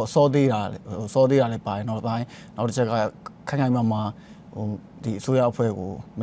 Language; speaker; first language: Burmese; native; Burmese